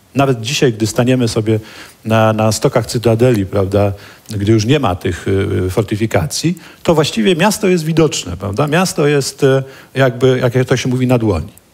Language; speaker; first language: Polish; native; Polish